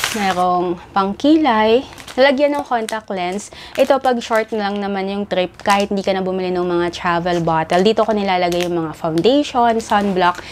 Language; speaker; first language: Filipino; native; Filipino